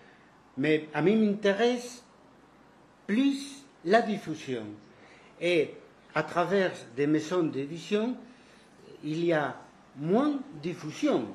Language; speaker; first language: French; non-native, fluent; Spanish